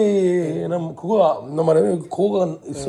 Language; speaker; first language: Korean; non-native, learner; Hindi